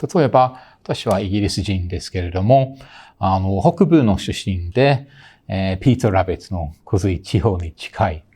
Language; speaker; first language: Japanese; non-native, fluent; English